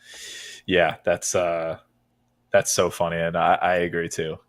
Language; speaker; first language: English; native; English